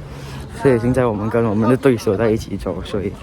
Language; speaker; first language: Chinese; non-native, local second language; English